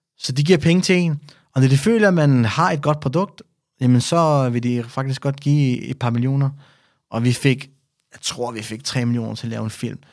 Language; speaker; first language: Danish; early bilingual, other home language; Persian